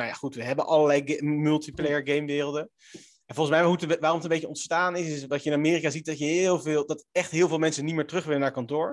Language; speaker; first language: Dutch; native; Dutch